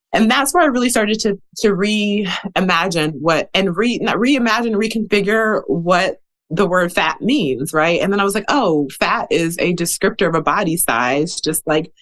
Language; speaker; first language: English; native; English